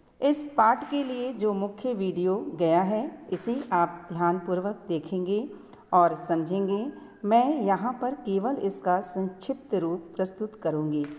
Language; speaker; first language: Hindi; native; Hindi